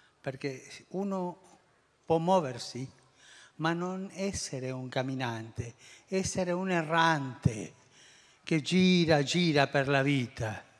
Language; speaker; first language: Italian; non-native, fluent; Spanish